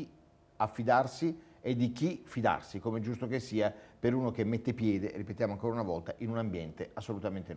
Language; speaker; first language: Italian; native; Italian